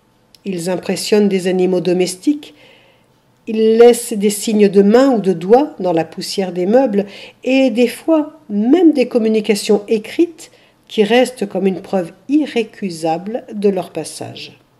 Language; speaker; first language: French; native; French